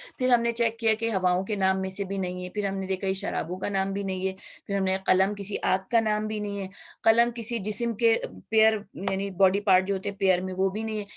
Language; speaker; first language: Urdu; native; Urdu